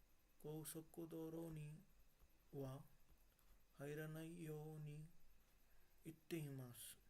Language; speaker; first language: Japanese; non-native, learner; Marathi